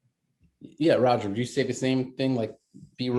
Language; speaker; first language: English; native; English